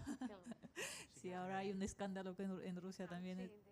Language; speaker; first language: Spanish; non-native, fluent; Russian